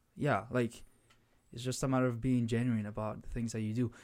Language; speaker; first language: English; early bilingual, other home language; Spanish